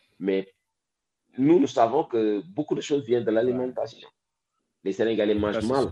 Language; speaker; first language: French; non-native, local second language; Wolof